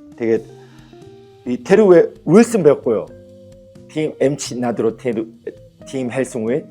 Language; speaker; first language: Mongolian; non-native, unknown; Korean